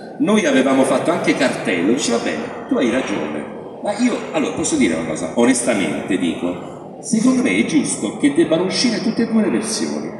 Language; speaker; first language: Italian; native; Italian